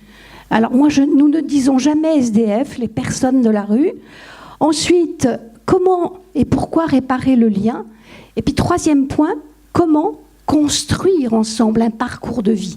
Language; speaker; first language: French; native; French